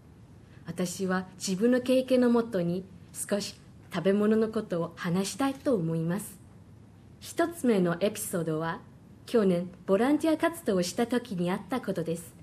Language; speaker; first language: Japanese; non-native, fluent; Chinese